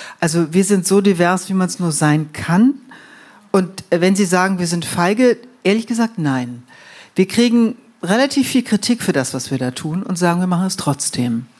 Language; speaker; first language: German; native; German